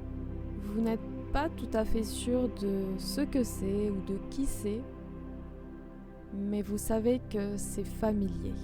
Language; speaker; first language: French; native; French